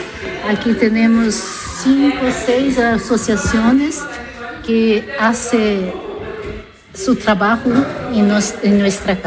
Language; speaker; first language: Spanish; non-native, learner; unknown